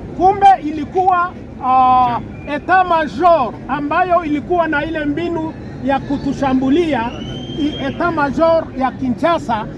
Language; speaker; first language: Swahili; non-native, local second language; Kinyarwanda